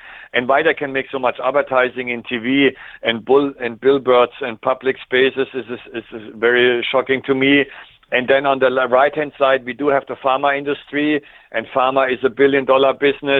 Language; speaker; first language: English; non-native, fluent; German